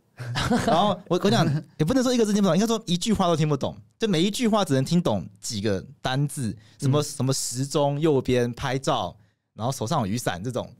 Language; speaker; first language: Chinese; native; Chinese